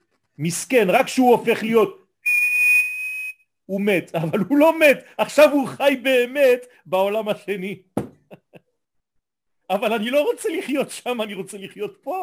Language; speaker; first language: Hebrew; non-native, fluent; French